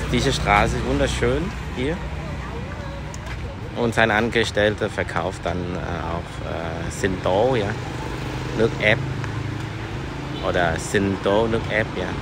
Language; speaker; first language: German; non-native, learner; Vietnamese